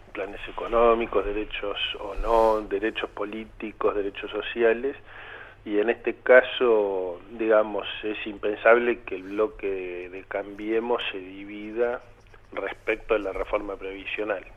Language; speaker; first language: Spanish; native; Spanish